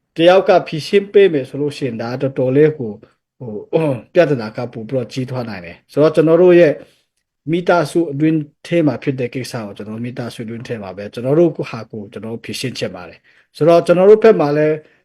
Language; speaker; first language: Burmese; non-native, local second language; Hakha Chin